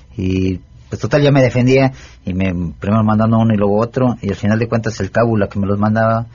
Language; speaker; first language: Spanish; native; Spanish